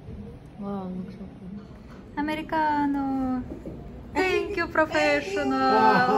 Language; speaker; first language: English; non-native, learner; Russian